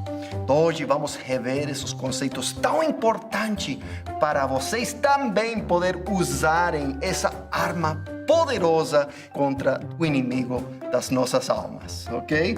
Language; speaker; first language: Portuguese; non-native, fluent; English